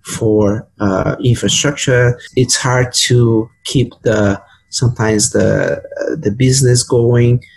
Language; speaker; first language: English; non-native, fluent; Portuguese